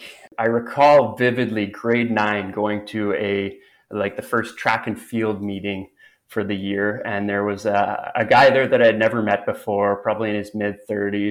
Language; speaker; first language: English; native; English